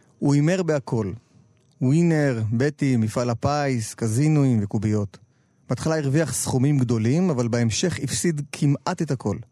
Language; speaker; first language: Hebrew; native; Hebrew